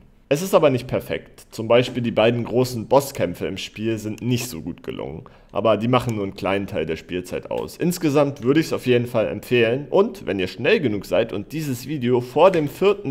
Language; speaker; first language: German; native; German